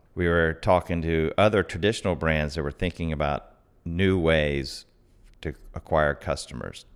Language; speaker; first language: English; native; English